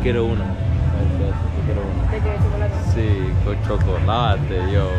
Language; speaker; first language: Spanish; non-native, learner; English